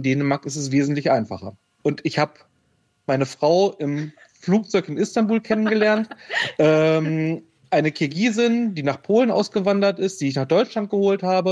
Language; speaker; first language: German; native; German